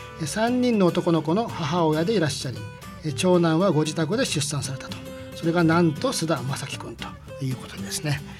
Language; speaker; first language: Japanese; native; Japanese